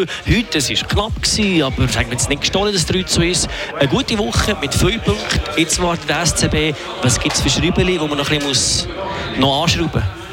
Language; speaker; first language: German; native; German